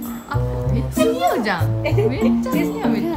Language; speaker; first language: Japanese; native; Japanese